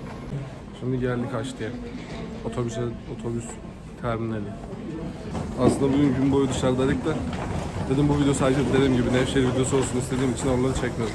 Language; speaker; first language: Turkish; native; Turkish